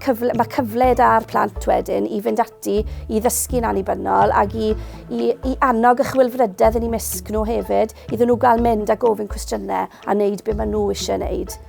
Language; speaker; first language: Welsh; native; Welsh